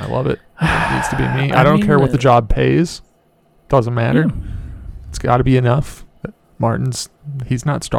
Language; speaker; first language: English; native; English